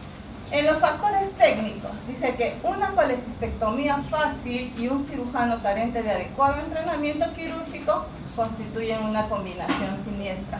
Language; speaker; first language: Spanish; native; Spanish